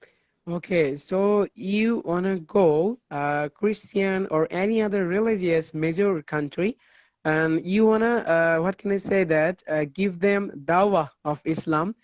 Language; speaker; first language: English; non-native, fluent; Bangla